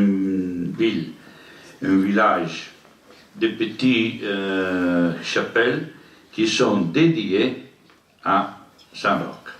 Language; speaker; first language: French; non-native, learner; Italian